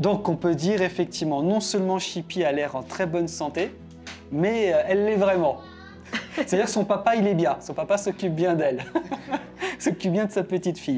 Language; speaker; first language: French; native; French